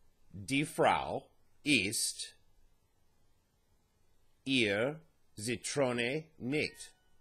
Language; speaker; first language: German; non-native, learner; English